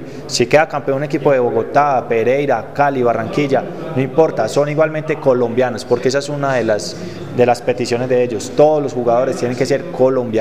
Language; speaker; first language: Spanish; native; Spanish